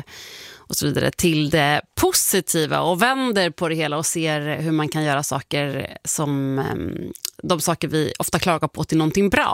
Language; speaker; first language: Swedish; native; Swedish